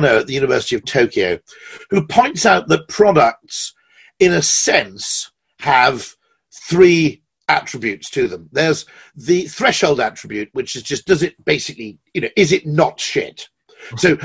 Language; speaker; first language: English; native; English